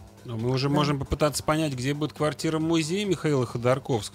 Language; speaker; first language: Russian; native; Russian